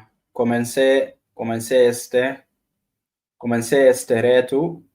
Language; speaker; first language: Spanish; non-native, learner; Arabic